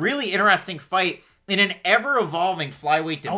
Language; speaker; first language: English; native; English